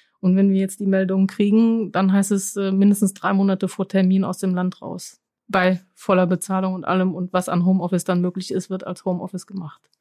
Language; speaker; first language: German; non-native, fluent; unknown